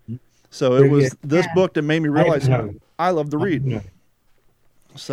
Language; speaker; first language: English; native; English